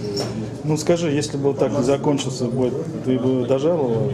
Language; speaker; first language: Russian; native; Russian